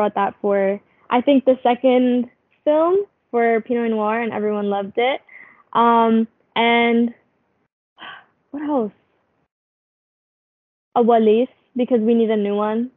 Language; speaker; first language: English; non-native, local second language; Filipino